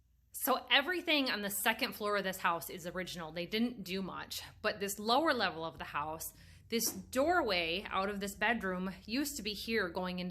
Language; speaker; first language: English; native; English